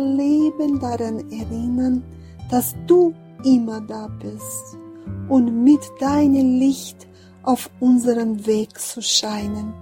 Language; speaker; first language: German; non-native, fluent; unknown